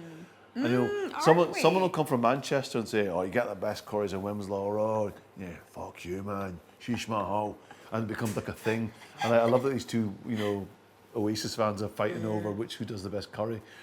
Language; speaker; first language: English; early bilingual, other home language; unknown